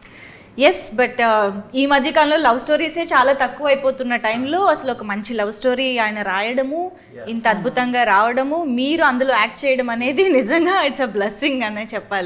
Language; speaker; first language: Telugu; native; Telugu